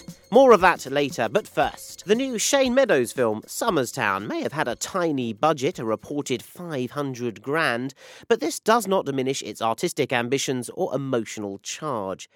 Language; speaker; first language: English; native; English